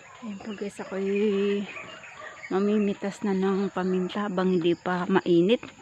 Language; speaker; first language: Filipino; native; Filipino